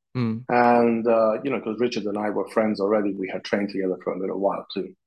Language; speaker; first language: English; non-native, fluent; Italian